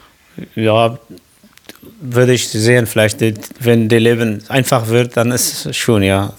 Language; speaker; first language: German; non-native, learner; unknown